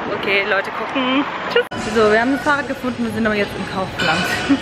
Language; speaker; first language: German; native; German